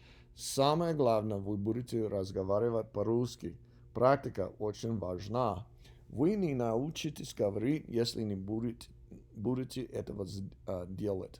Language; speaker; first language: Russian; non-native, learner; English